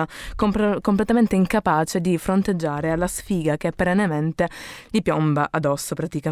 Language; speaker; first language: Italian; native; Italian